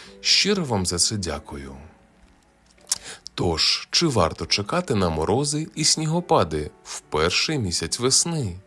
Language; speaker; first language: Ukrainian; native; Ukrainian